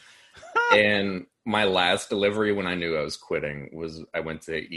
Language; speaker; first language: English; native; English